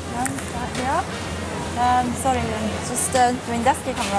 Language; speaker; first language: Welsh; non-native, learner; Japanese